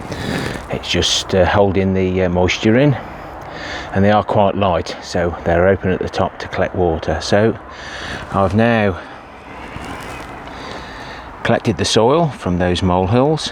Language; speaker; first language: English; native; English